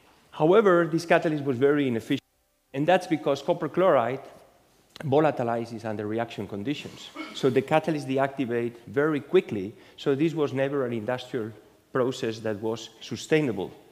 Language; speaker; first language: English; non-native, fluent; Spanish